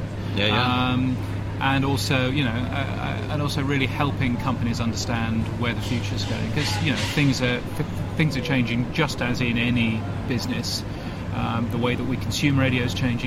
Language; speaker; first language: English; native; English